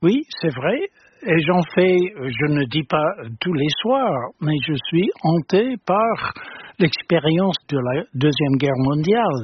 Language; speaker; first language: French; non-native, fluent; English